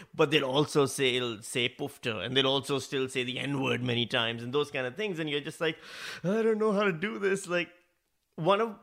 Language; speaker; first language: English; non-native, local second language; Urdu